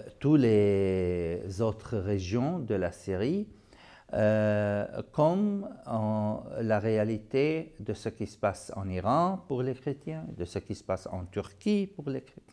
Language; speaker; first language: French; non-native, fluent; Arabic